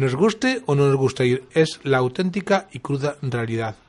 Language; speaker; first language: Spanish; native; Spanish